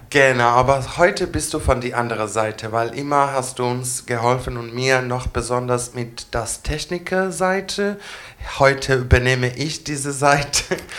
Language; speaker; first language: German; non-native, learner; Greek